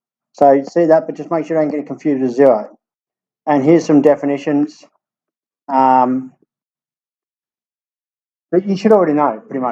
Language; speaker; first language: English; native; English